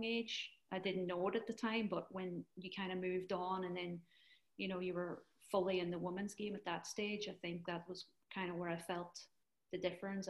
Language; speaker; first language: English; native; English